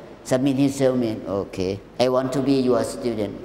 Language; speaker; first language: English; non-native, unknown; Thai